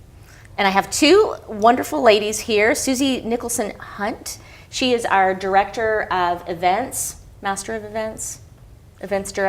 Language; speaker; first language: English; native; English